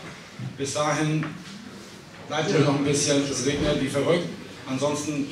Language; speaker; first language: German; native; German